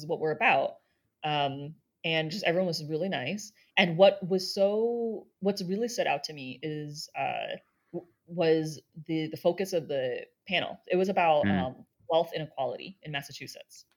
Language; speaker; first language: English; native; English